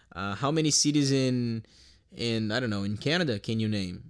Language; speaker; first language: English; non-native, fluent; Portuguese